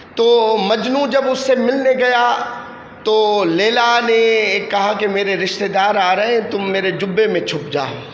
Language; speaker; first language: Urdu; non-native, local second language; Sindhi